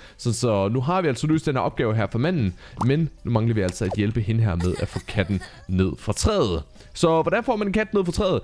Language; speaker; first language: Danish; native; Danish